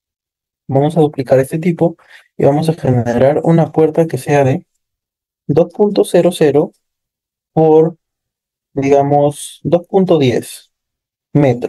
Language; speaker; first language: Spanish; native; Spanish